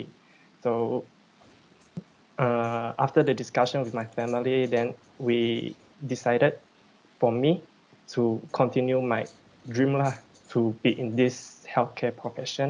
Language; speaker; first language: English; non-native, local second language; Chinese